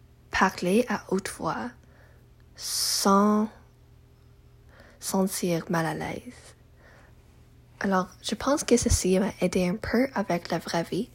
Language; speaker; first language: French; non-native, learner; English